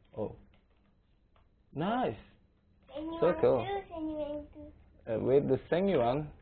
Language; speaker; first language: English; non-native, learner; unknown